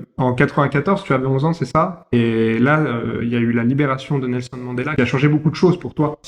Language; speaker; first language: French; native; French